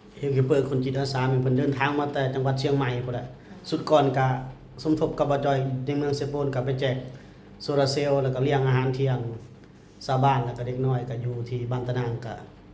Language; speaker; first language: Lao; non-native, local second language; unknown